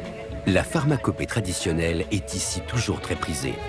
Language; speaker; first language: French; native; French